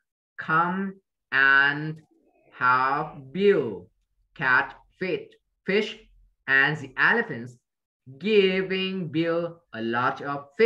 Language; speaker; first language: English; non-native, fluent; Vietnamese